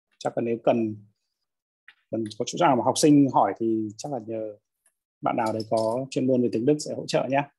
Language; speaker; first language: Vietnamese; native; Vietnamese